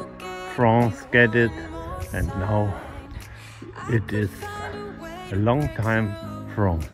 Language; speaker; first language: English; non-native, learner; German